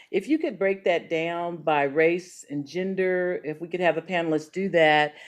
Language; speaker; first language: English; native; English